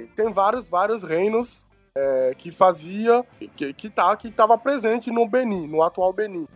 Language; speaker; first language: Portuguese; non-native, fluent; Yoruba